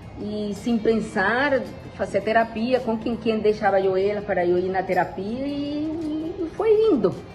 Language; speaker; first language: Portuguese; non-native, fluent; Spanish